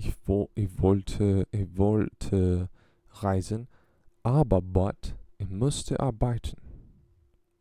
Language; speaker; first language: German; non-native, learner; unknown